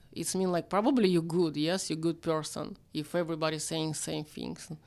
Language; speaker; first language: English; non-native, learner; Ukrainian